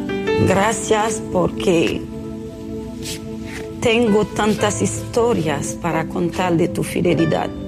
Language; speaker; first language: Spanish; non-native, fluent; Haitian Creole